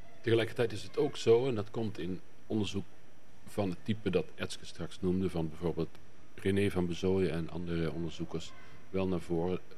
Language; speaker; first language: Dutch; native; Dutch